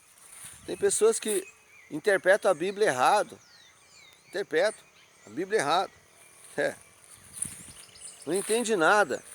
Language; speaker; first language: Portuguese; native; Portuguese